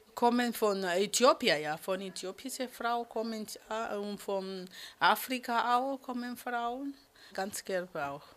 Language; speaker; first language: German; non-native, fluent; Spanish